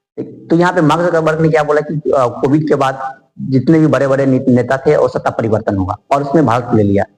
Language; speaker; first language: Hindi; native; Hindi